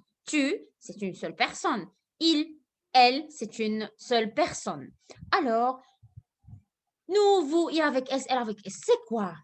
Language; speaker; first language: French; non-native, fluent; Arabic